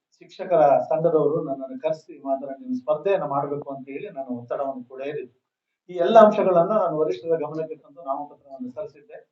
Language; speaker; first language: Kannada; native; Kannada